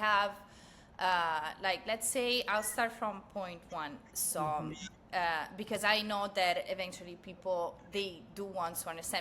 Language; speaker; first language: English; non-native, fluent; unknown